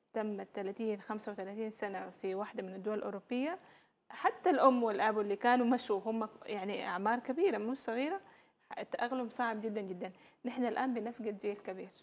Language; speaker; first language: Arabic; native; Arabic